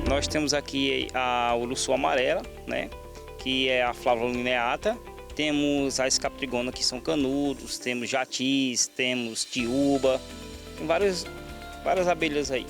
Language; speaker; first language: Portuguese; native; Portuguese